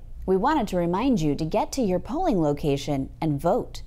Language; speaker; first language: English; native; English